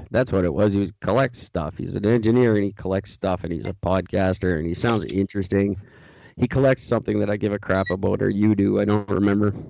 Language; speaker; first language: English; native; English